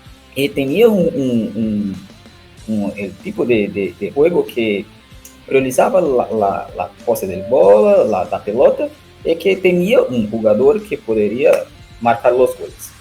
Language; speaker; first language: Spanish; non-native, learner; Portuguese